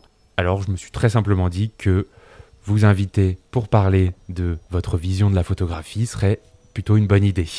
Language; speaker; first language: French; native; French